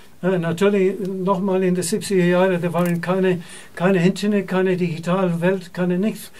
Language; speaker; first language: German; non-native, fluent; Spanish